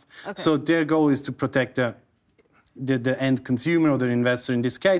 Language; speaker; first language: English; non-native, fluent; German